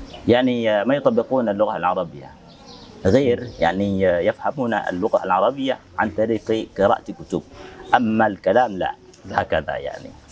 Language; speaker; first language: Arabic; non-native, fluent; Indonesian